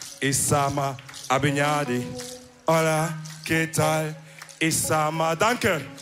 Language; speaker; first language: German; early bilingual, other home language; Wolof